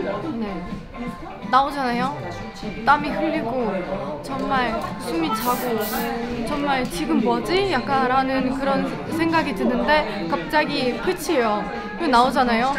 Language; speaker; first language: Korean; non-native, fluent; Russian